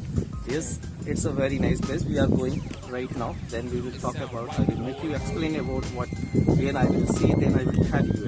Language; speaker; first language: English; non-native, learner; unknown